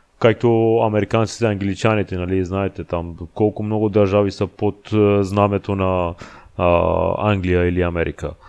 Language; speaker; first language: Bulgarian; non-native, fluent; Persian